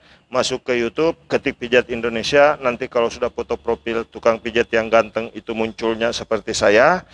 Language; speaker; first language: Indonesian; native; Indonesian